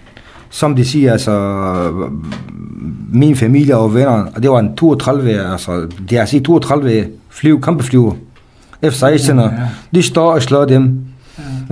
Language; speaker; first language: Danish; non-native, fluent; Kurdish